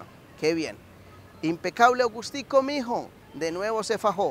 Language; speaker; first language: Spanish; native; Spanish